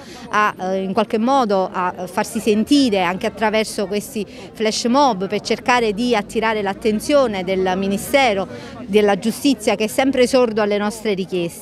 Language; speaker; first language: Italian; native; Italian